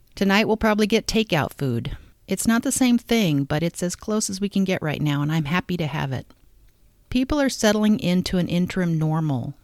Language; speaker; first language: English; native; English